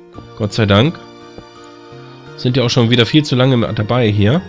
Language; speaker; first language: German; native; German